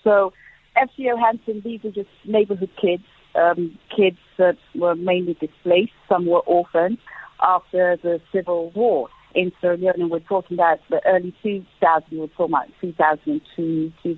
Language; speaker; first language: English; non-native, local second language; Krio